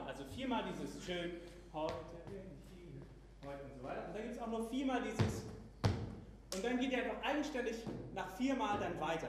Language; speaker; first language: German; native; German